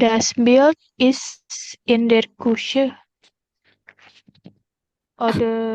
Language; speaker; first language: German; non-native, learner; Indonesian